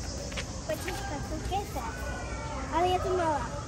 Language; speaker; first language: Czech; early bilingual, other home language; Russian